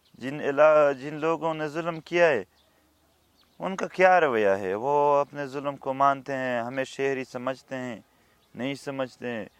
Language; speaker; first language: Urdu; non-native, local second language; Pashto